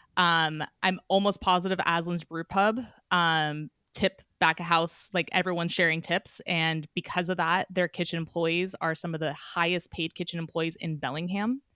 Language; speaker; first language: English; native; English